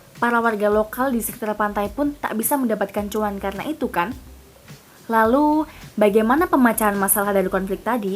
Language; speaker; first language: Indonesian; native; Indonesian